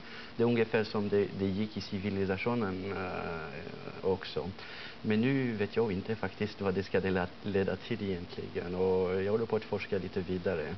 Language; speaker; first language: Swedish; non-native, fluent; French